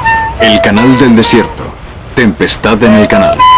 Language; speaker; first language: Spanish; native; Spanish